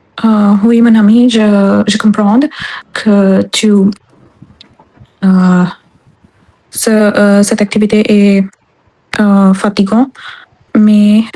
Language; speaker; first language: French; non-native, learner; Hindi